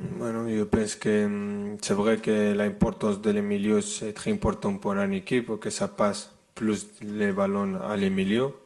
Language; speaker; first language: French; non-native, fluent; Spanish